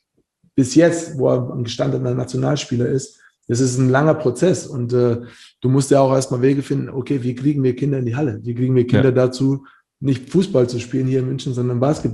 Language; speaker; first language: German; native; German